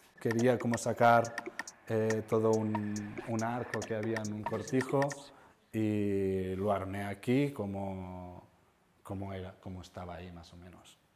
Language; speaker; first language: Spanish; non-native, local second language; Catalan